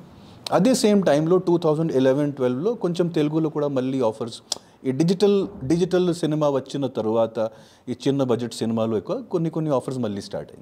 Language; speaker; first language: Telugu; non-native, fluent; Hindi